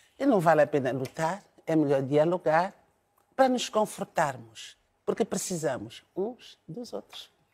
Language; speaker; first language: Portuguese; non-native, local second language; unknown